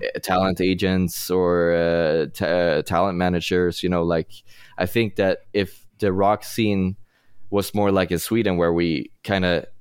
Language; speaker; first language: English; non-native, fluent; Swedish